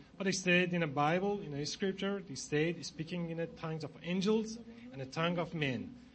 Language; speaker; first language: English; non-native, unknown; Persian